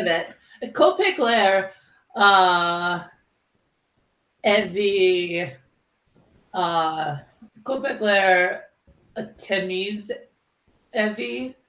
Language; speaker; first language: Turkish; non-native, learner; English